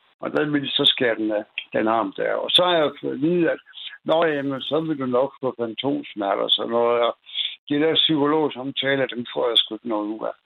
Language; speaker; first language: Danish; native; Danish